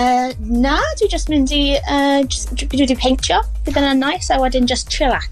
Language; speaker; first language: Welsh; non-native, local second language; English